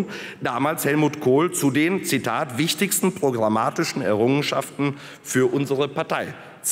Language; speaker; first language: German; early bilingual, other home language; Polish